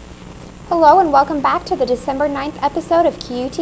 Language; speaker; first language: English; native; English